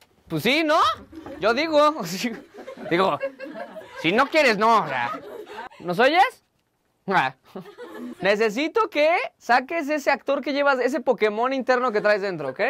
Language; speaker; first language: Spanish; native; Spanish